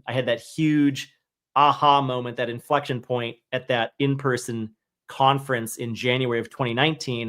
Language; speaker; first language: English; native; English